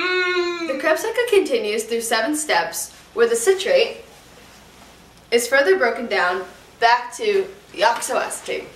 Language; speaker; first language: English; native; English